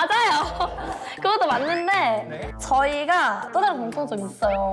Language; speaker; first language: Korean; native; Korean